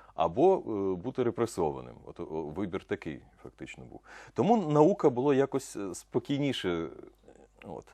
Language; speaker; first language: Ukrainian; non-native, local second language; Russian